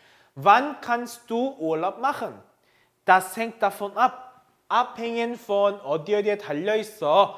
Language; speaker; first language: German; non-native, fluent; Korean